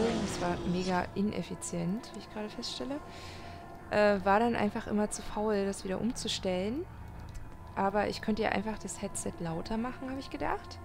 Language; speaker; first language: German; native; German